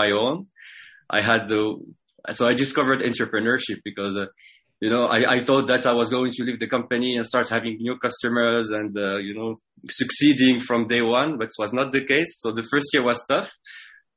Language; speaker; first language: English; non-native, fluent; French